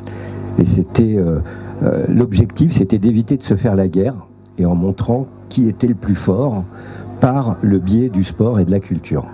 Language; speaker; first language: French; native; French